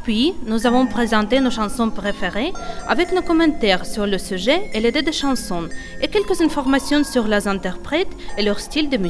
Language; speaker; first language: French; non-native, fluent; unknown